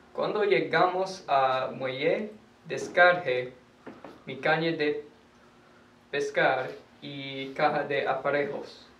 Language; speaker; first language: Spanish; non-native, learner; English